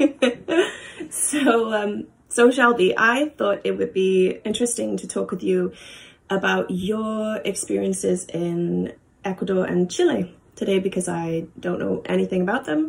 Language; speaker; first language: English; native; English